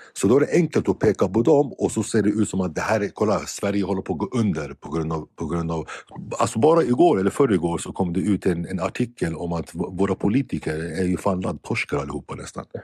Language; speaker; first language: Swedish; early bilingual, other home language; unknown